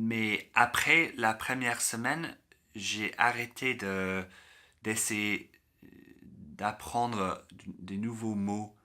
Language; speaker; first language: French; non-native, learner; English